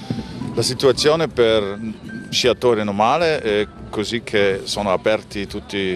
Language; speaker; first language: Italian; non-native, fluent; German